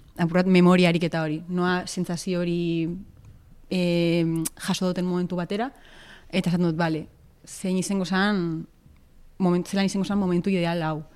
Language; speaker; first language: Basque; native; Basque